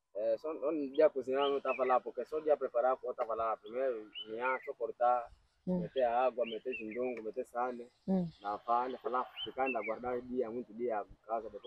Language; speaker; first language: Portuguese; non-native, local second language; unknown